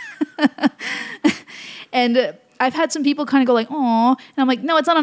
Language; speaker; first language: English; early bilingual, other home language; Spanish